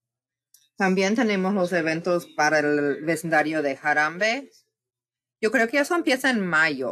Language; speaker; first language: Spanish; non-native, fluent; English